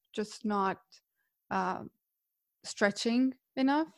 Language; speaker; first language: English; non-native, fluent; Croatian